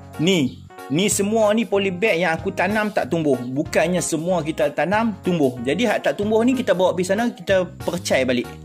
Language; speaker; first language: Malay; native; Malay